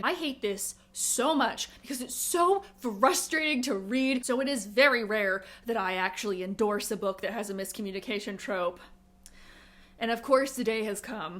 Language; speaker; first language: English; native; English